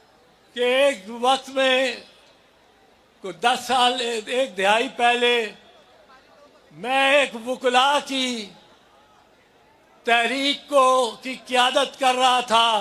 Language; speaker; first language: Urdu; non-native, local second language; Punjabi